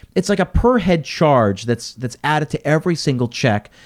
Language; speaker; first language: English; native; English